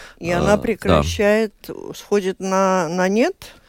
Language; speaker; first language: Russian; native; Russian